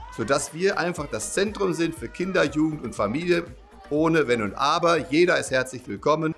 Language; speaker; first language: German; native; German